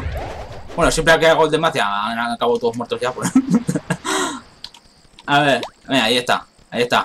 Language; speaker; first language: Spanish; native; Spanish